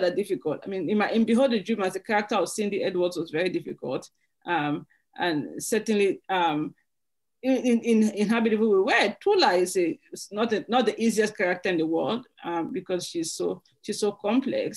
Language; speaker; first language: English; native; English